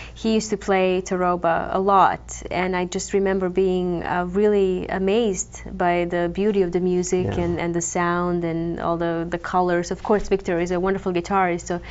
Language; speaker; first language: English; non-native, fluent; Croatian